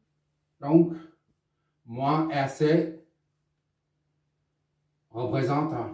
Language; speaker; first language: French; non-native, local second language; Arabic